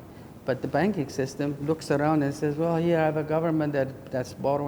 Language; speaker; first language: English; non-native, fluent; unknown